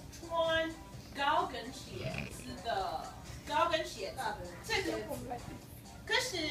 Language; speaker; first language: Chinese; non-native, learner; Spanish